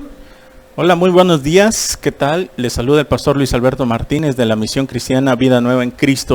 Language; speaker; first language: Spanish; native; Spanish